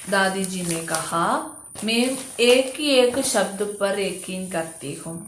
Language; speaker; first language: Hindi; non-native, local second language; Malayalam